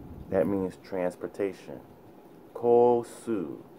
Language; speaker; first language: English; native; English